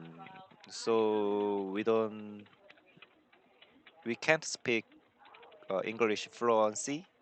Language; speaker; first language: English; non-native, learner; Korean